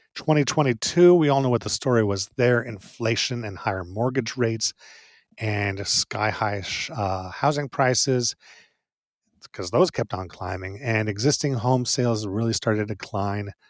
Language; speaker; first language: English; native; English